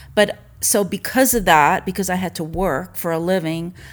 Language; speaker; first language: English; native; English